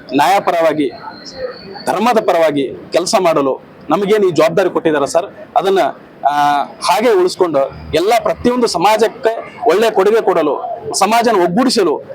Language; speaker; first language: Kannada; non-native, local second language; Lambadi